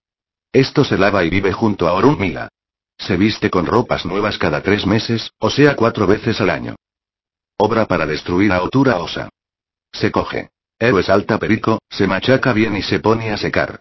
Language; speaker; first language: Spanish; native; Spanish